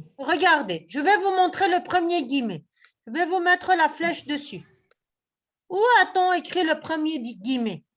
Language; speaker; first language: French; native; French